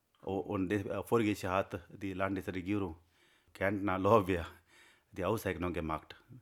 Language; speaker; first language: German; non-native, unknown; Kannada